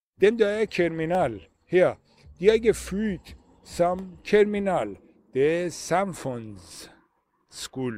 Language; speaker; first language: Danish; non-native, fluent; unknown